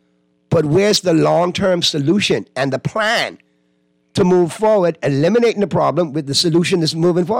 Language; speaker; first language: English; native; English